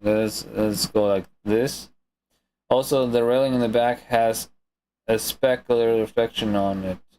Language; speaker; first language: English; non-native, fluent; German